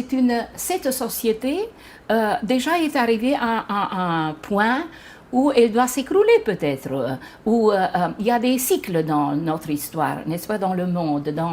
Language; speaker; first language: French; non-native, fluent; Romanian